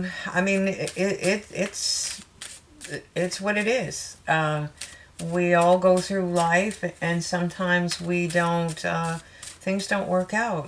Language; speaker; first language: English; native; English